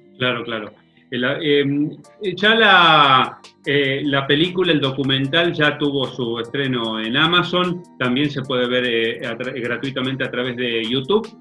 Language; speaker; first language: Spanish; native; Spanish